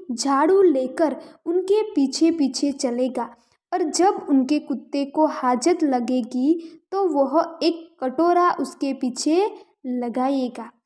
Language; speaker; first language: Hindi; non-native, local second language; Gujarati